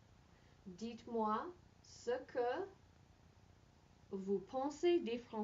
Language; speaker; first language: French; non-native, fluent; English